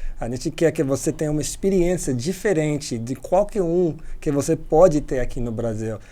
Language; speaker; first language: Portuguese; non-native, fluent; English